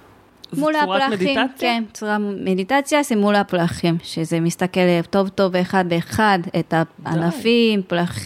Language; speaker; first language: Hebrew; non-native, learner; Japanese